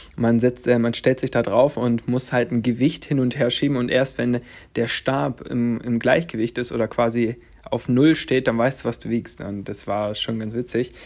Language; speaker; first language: German; native; German